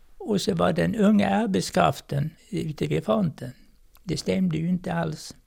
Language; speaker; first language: Swedish; native; Swedish